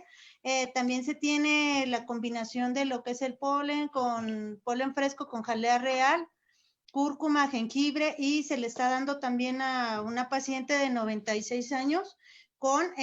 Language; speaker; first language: Spanish; native; Spanish